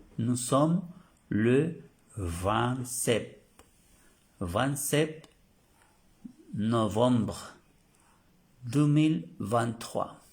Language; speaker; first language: French; non-native, fluent; Spanish